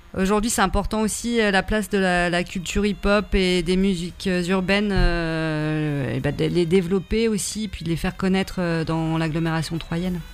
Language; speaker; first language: French; native; French